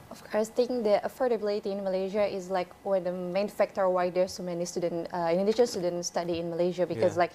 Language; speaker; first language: English; non-native, fluent; Indonesian